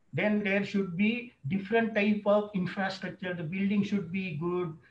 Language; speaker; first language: English; non-native, local second language; Marathi